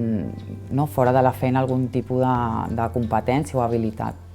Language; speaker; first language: Catalan; native; Catalan